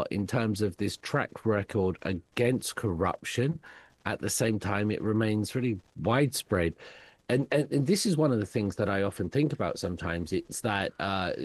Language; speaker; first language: English; native; English